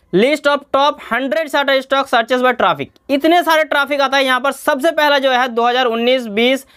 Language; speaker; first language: Hindi; native; Hindi